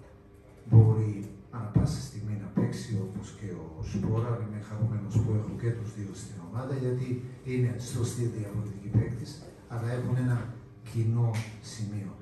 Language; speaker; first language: Greek; non-native, fluent; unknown